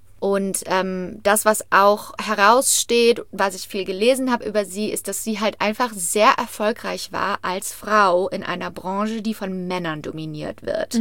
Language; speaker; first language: German; native; German